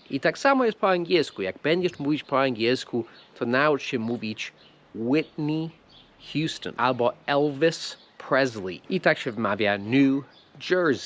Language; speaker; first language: Polish; non-native, fluent; English